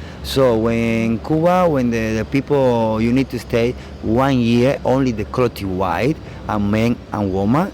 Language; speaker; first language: English; non-native, learner; Spanish